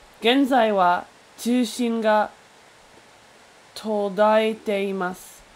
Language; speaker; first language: Japanese; non-native, learner; English